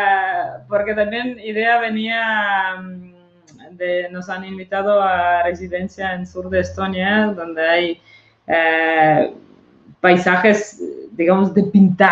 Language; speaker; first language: Spanish; non-native, fluent; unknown